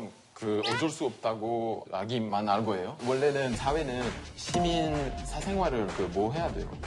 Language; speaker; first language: Korean; non-native, fluent; French